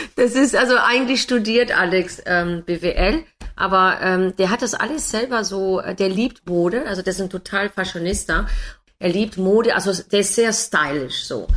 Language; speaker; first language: German; non-native, fluent; English